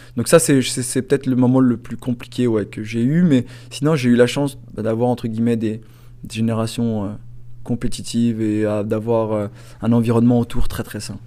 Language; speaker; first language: French; native; French